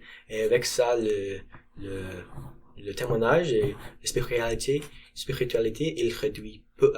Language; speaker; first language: French; non-native, learner; English